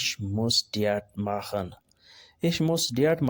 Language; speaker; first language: German; non-native, fluent; Urdu